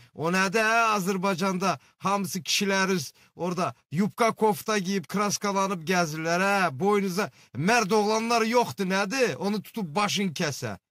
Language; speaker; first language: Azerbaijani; early bilingual, heritage; Azerbaijani